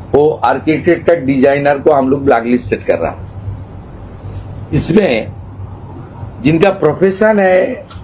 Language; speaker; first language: Hindi; non-native, local second language; Bangla